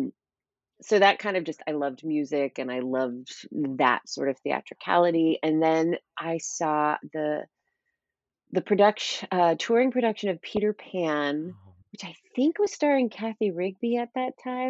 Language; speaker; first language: English; native; English